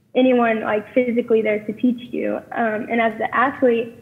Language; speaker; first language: English; native; English